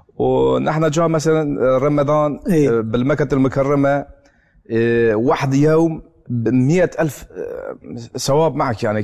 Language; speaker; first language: Arabic; non-native, learner; Turkish